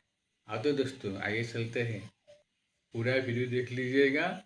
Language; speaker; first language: Hindi; non-native, local second language; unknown